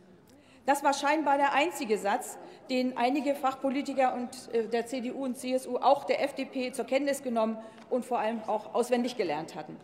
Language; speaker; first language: German; native; German